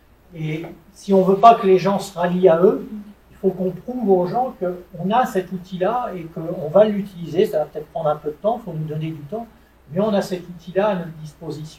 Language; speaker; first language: French; native; French